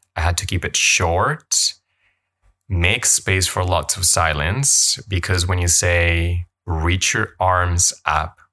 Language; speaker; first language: English; non-native, fluent; Spanish